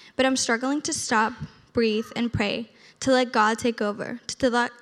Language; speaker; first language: English; early bilingual, other home language; Spanish